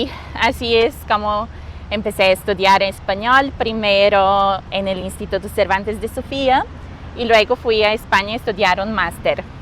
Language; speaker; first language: Spanish; non-native, fluent; Bulgarian